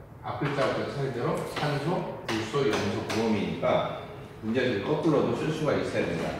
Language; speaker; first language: Korean; native; Korean